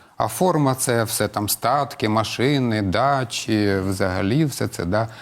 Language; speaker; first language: Ukrainian; non-native, local second language; Russian